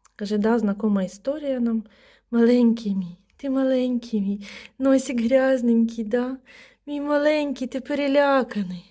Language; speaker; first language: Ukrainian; native; Ukrainian